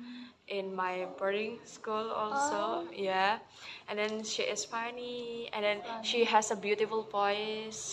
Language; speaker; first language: English; non-native, learner; Indonesian